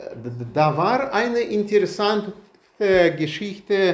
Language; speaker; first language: German; non-native, learner; Russian